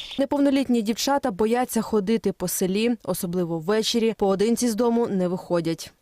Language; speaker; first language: Ukrainian; native; Ukrainian